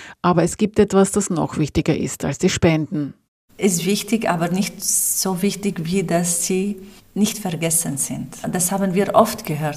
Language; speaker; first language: German; non-native, fluent; Arabic